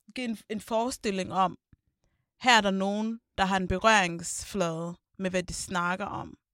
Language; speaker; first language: Danish; native; Danish